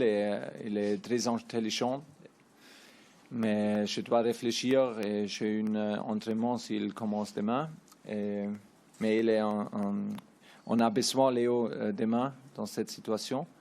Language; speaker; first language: French; non-native, learner; German